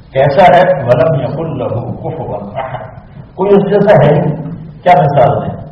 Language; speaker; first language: Urdu; non-native, local second language; Punjabi